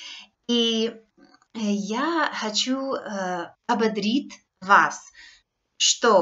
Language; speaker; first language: Russian; non-native, fluent; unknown